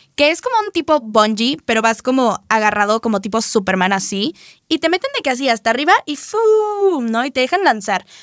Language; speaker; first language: Spanish; native; Spanish